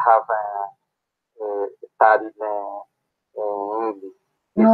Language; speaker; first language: English; non-native, learner; Spanish